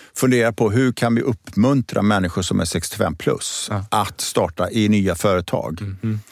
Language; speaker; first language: Swedish; native; Swedish